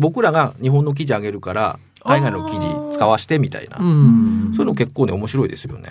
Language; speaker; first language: Japanese; native; Japanese